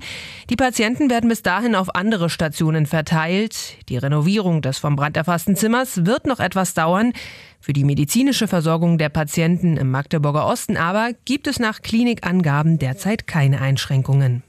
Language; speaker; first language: German; native; German